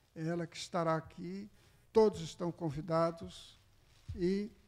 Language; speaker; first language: Portuguese; native; Portuguese